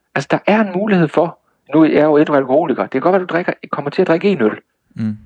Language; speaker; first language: Danish; native; Danish